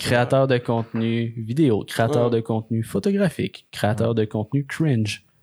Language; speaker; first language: French; native; French